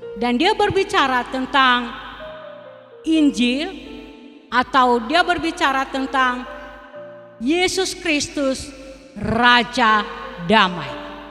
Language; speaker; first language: Indonesian; non-native, local second language; Nias